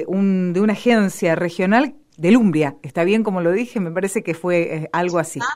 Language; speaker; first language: Spanish; native; Spanish